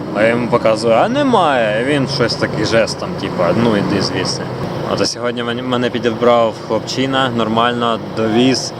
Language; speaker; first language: Ukrainian; non-native, local second language; Russian